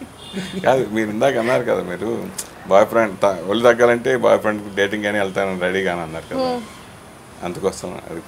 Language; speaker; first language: Telugu; native; Telugu